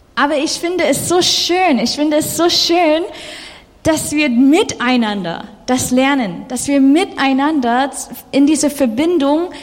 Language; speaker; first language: German; non-native, fluent; English